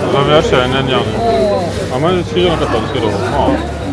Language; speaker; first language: Japanese; non-native, fluent; French